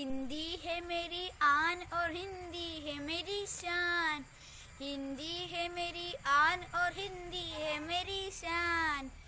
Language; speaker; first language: Hindi; non-native, local second language; Malayalam